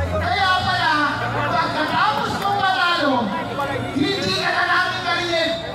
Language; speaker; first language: Filipino; non-native, local second language; Iloko